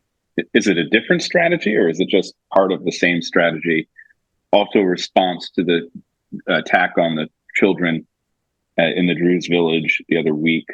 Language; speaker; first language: English; native; English